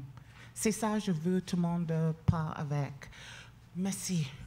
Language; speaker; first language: French; non-native, learner; English